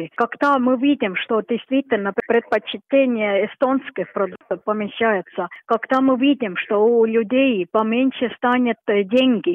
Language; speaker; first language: Russian; non-native, local second language; Estonian